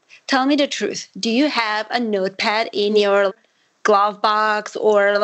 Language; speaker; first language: English; non-native, fluent; Armenian